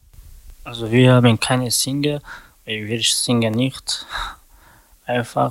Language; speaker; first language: German; non-native, learner; Slovak